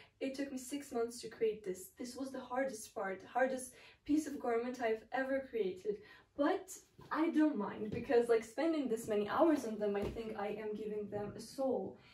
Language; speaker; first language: English; non-native, fluent; Georgian